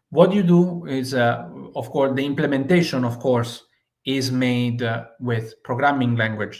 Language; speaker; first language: English; non-native, fluent; Italian